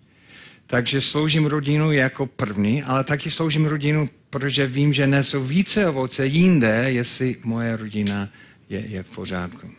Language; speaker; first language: Czech; non-native, fluent; English